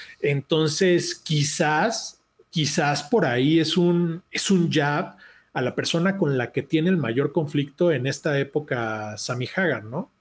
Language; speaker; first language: Spanish; native; Spanish